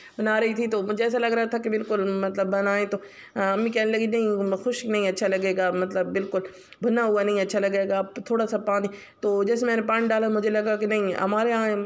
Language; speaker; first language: Urdu; non-native, local second language; Punjabi